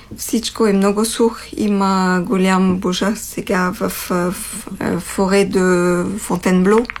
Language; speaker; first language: Bulgarian; non-native, fluent; French